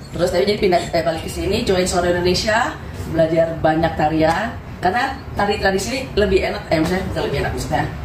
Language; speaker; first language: Indonesian; native; Indonesian